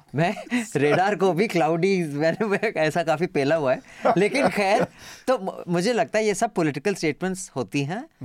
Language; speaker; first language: Hindi; native; Hindi